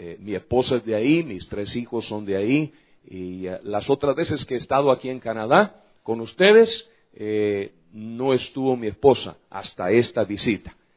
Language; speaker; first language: Spanish; non-native, fluent; English